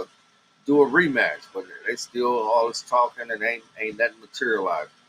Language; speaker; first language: English; native; English